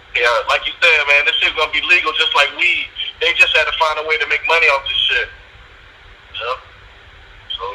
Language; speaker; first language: English; native; English